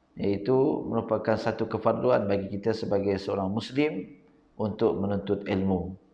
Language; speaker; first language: Malay; native; Malay